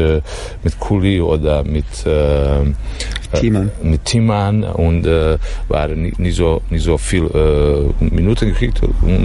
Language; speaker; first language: German; non-native, learner; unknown